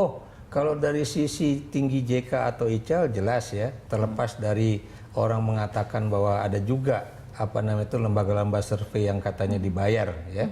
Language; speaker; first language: Indonesian; native; Indonesian